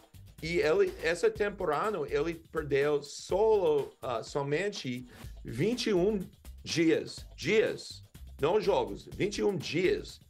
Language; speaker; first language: Portuguese; non-native, learner; English